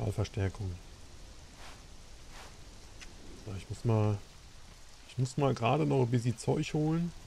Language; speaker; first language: German; native; German